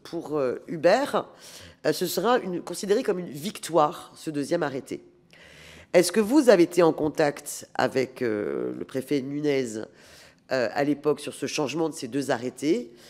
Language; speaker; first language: French; native; French